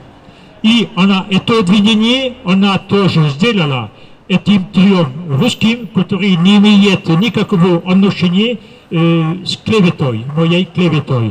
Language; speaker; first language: Russian; non-native, fluent; French